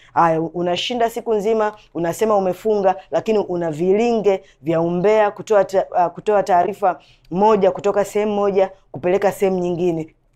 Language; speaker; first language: Swahili; native; Swahili